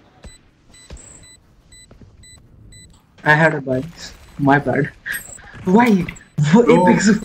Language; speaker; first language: English; non-native, local second language; Kannada